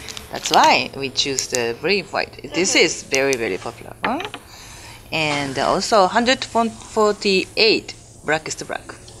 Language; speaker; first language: English; non-native, learner; Japanese